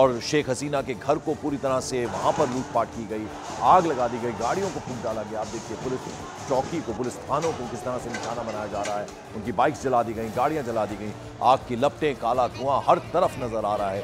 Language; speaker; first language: Hindi; native; Hindi